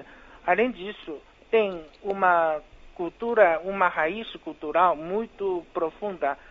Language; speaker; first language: Portuguese; non-native, fluent; Chinese